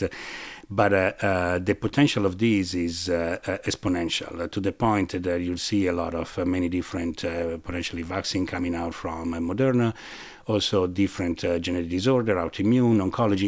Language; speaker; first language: English; non-native, fluent; Italian